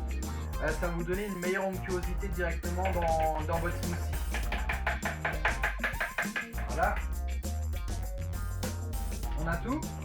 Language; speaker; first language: French; native; French